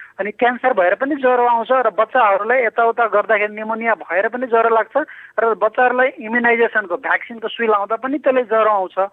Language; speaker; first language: Nepali; non-native, local second language; Bhojpuri